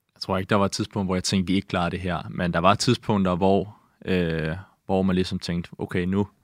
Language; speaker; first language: Danish; native; Danish